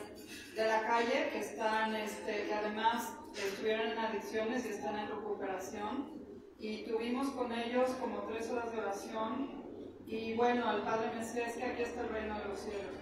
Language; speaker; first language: Spanish; native; Spanish